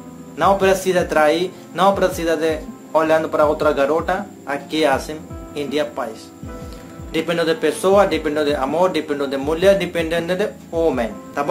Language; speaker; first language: Portuguese; non-native, learner; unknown